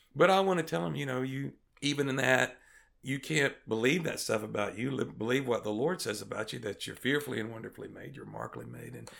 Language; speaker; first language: English; native; English